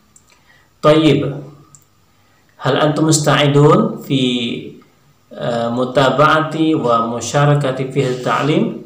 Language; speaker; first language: Arabic; non-native, fluent; Indonesian